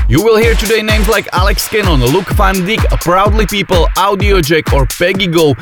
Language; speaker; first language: English; non-native, fluent; Slovak